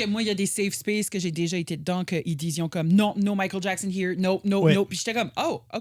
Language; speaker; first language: French; native; French